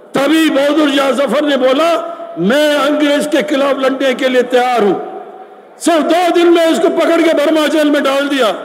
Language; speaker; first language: Hindi; non-native, local second language; Kannada